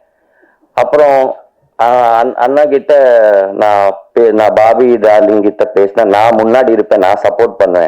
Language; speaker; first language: Tamil; non-native, learner; Telugu